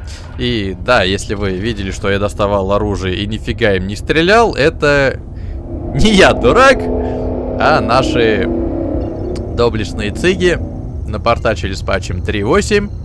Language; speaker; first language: Russian; native; Russian